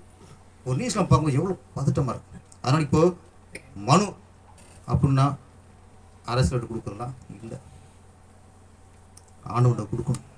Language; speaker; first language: Tamil; native; Tamil